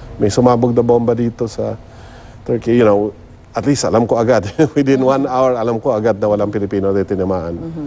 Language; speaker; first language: Filipino; non-native, local second language; Cebuano